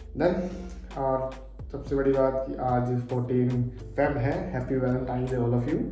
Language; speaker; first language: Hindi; non-native, local second language; Punjabi